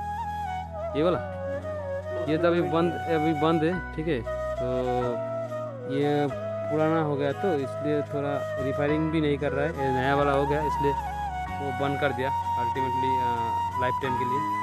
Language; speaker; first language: Hindi; non-native, local second language; Bangla